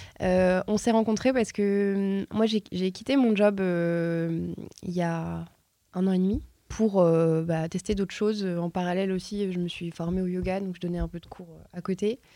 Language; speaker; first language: French; native; French